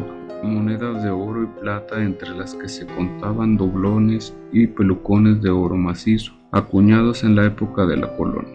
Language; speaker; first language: Spanish; native; Spanish